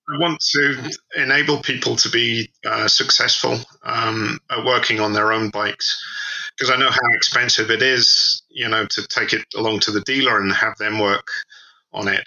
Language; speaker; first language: English; native; English